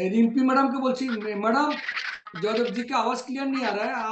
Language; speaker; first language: Hindi; non-native, local second language; Bangla